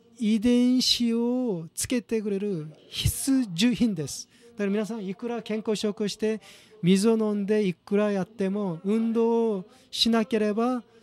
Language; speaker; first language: Japanese; non-native, fluent; Korean